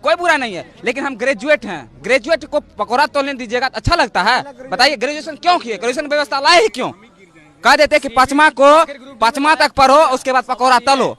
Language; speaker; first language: Hindi; native; Hindi